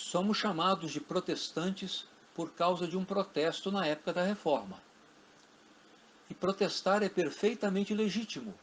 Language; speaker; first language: Portuguese; native; Portuguese